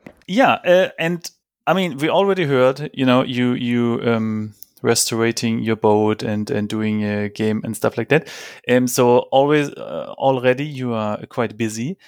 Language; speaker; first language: English; non-native, fluent; German